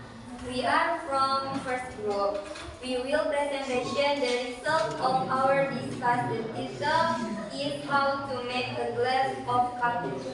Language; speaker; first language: English; non-native, learner; Indonesian